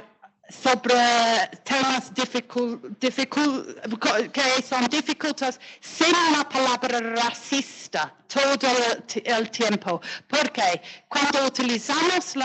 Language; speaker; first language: Spanish; non-native, learner; English